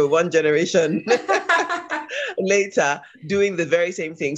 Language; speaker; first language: English; non-native, local second language; Yoruba